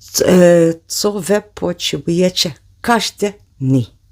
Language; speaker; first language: Polish; non-native, learner; Dutch